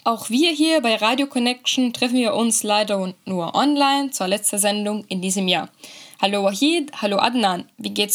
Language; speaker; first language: German; native; German